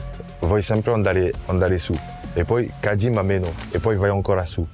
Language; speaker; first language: Italian; non-native, fluent; French